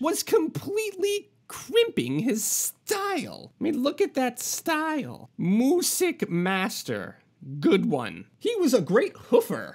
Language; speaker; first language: English; native; English